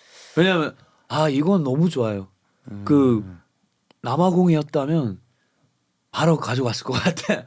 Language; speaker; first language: Korean; non-native, fluent; English